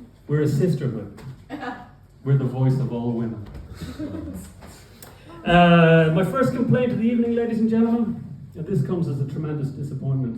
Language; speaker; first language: English; native; English